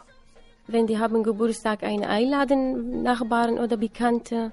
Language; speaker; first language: German; non-native, learner; Assyrian Neo-Aramaic